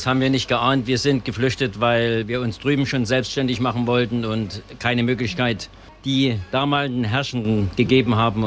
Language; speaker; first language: German; native; German